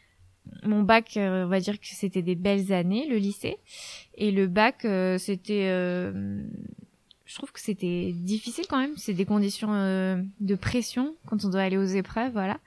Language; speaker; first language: French; native; French